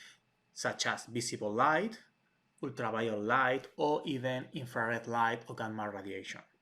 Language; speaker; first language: English; non-native, fluent; Spanish